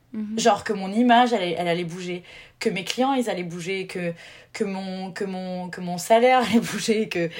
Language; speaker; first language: French; native; French